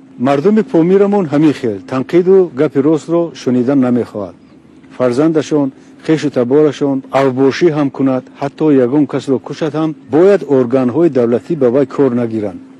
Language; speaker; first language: Tajik; non-native, local second language; Shughni